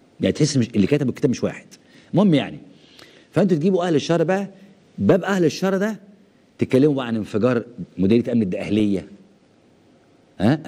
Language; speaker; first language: Arabic; native; Arabic